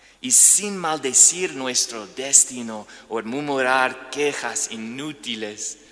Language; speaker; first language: Spanish; non-native, fluent; English